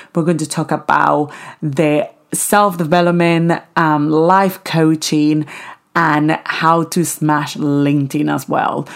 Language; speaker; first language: English; non-native, fluent; Spanish